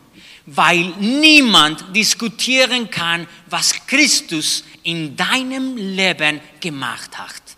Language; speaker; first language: German; non-native, fluent; Spanish